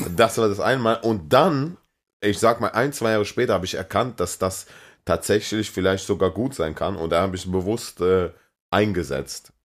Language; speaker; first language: German; early bilingual, other home language; Russian